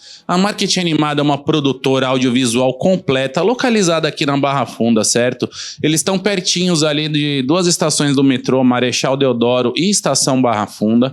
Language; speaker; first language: Portuguese; native; Portuguese